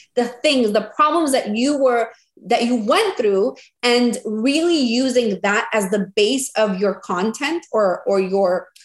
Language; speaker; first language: English; non-native, fluent; Spanish